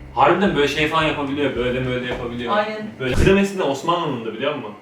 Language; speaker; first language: Turkish; native; Turkish